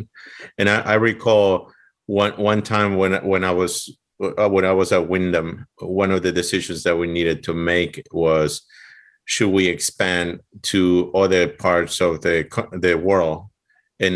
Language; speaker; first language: English; non-native, fluent; Spanish